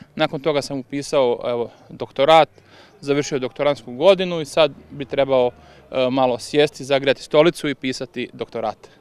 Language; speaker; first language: Croatian; native; Croatian